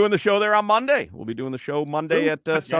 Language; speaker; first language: English; native; English